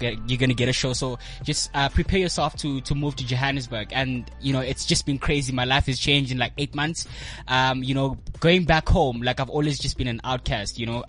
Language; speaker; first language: English; non-native, local second language; Xhosa